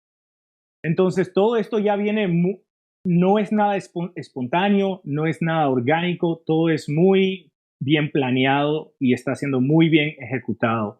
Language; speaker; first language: Spanish; early bilingual, heritage; Spanish